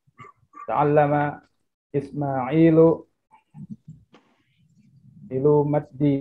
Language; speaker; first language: Arabic; non-native, learner; Indonesian